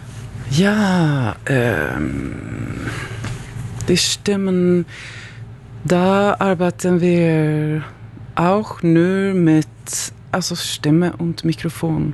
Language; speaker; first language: German; non-native, learner; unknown